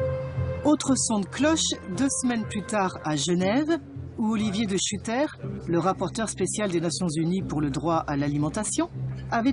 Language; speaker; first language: French; native; French